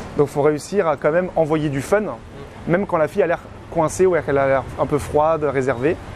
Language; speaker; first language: French; native; French